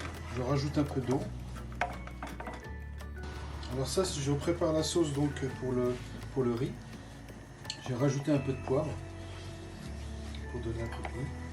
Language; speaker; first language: French; native; French